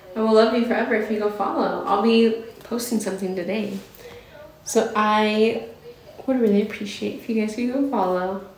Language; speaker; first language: English; native; English